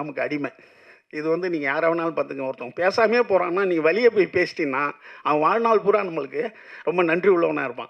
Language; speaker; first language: Tamil; native; Tamil